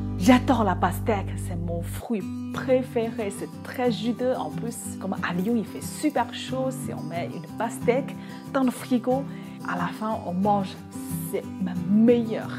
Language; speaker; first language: French; non-native, fluent; Chinese